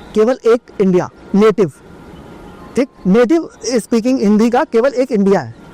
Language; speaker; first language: Hindi; native; Hindi